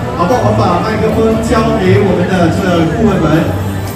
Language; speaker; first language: Chinese; native; Chinese